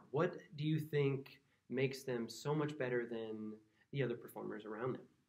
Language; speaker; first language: English; native; English